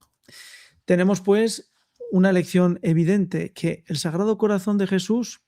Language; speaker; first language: Spanish; native; Spanish